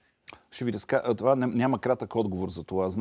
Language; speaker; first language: Bulgarian; native; Bulgarian